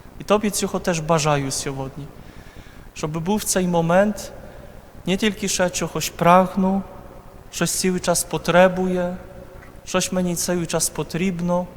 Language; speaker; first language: Ukrainian; non-native, fluent; Polish